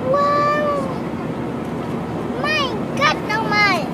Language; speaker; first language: German; non-native, learner; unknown